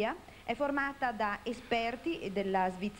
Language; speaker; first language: Italian; native; Italian